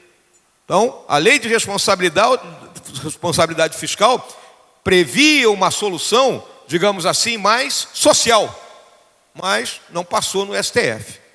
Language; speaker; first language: Portuguese; native; Portuguese